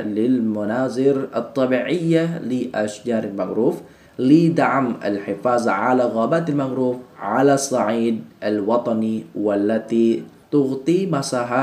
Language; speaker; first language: Arabic; non-native, fluent; Indonesian